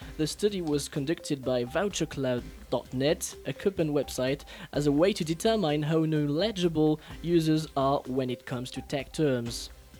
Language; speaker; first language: English; non-native, fluent; French